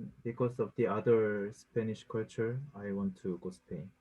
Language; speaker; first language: English; non-native, learner; Korean